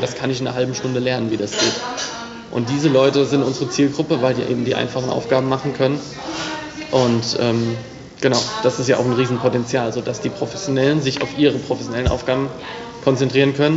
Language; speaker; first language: German; native; German